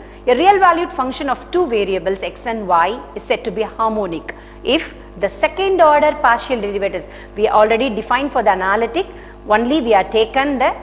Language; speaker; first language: English; non-native, local second language; Tamil